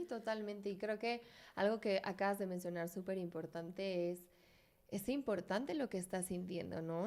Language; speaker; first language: Spanish; native; Spanish